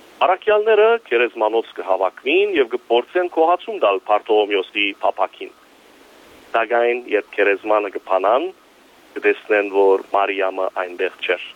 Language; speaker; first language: Armenian; early bilingual, heritage; Armenian